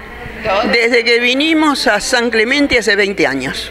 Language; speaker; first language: Spanish; native; Spanish